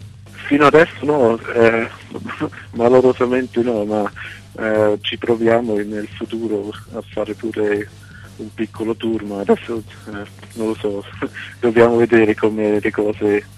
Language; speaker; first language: Italian; non-native, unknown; Swiss German